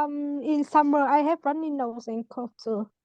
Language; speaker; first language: English; non-native, learner; Vietnamese